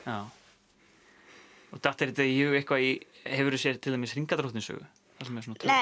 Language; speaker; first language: Icelandic; native; Icelandic